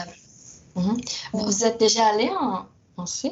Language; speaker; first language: French; non-native, fluent; Portuguese